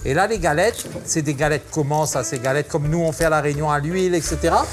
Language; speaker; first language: French; native; French